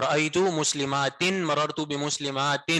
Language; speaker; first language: Arabic; non-native, fluent; Urdu